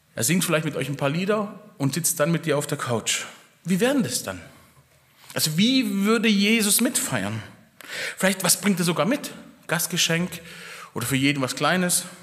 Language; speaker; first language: German; early bilingual, other home language; Italian